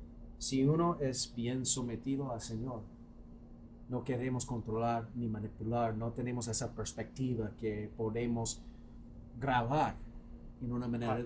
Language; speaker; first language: Spanish; non-native, fluent; English